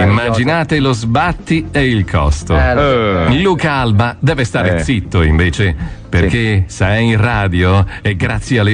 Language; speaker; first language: Italian; native; Italian